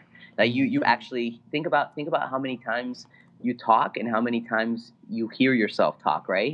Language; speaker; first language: English; non-native, fluent; Spanish